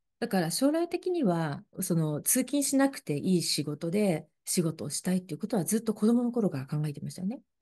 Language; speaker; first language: Japanese; native; Japanese